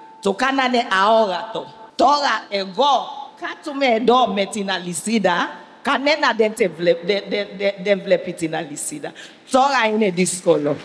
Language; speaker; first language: Greek; non-native, learner; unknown